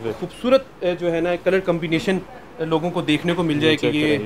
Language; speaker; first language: Urdu; native; Urdu